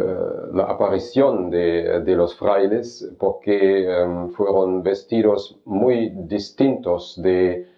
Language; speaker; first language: Spanish; non-native, fluent; German